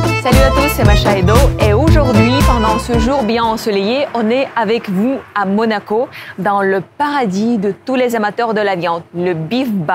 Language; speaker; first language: French; non-native, fluent; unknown